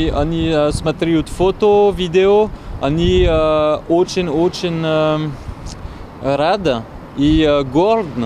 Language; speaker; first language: Russian; non-native, learner; French